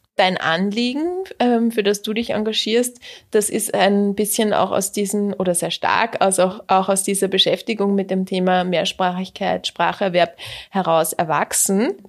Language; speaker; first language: German; native; German